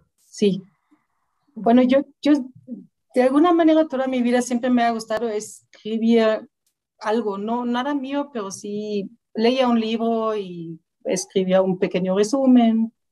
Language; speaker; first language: Spanish; non-native, fluent; German